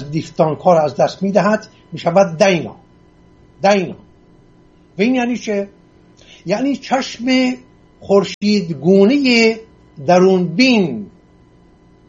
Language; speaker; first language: Persian; non-native, local second language; Assyrian Neo-Aramaic